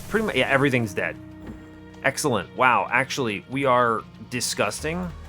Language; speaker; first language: English; native; English